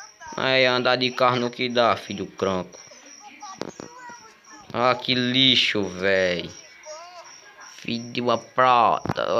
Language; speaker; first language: Portuguese; native; Portuguese